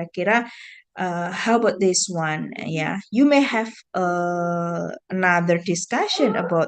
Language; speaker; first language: English; non-native, fluent; Indonesian